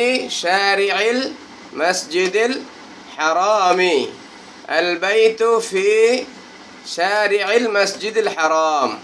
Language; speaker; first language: Arabic; non-native, fluent; Bangla